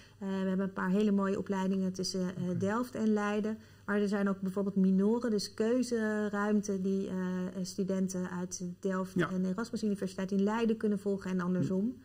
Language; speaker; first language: Dutch; native; Dutch